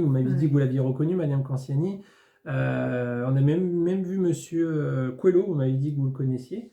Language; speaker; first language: French; native; French